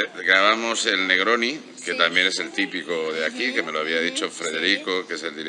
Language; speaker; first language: Spanish; native; Spanish